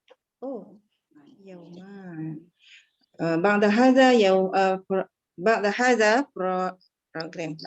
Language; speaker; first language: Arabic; non-native, learner; Malay